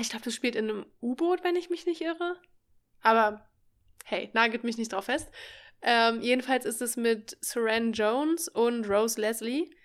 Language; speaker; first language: German; native; German